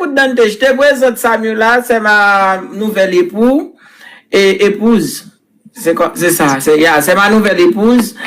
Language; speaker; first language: French; non-native, local second language; Haitian Creole